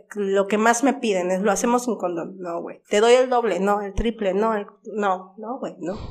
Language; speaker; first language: Spanish; native; Spanish